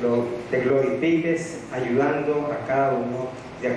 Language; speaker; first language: Spanish; native; Spanish